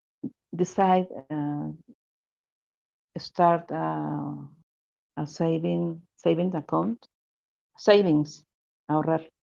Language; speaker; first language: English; non-native, learner; Spanish